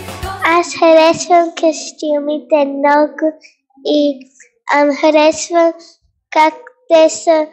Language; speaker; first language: Bulgarian; early bilingual, heritage; Bulgarian